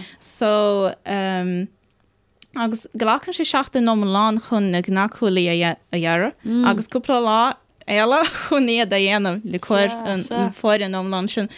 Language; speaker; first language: Irish; non-native, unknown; Portuguese